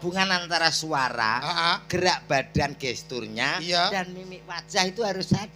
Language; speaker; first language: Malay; non-native, local second language; Javanese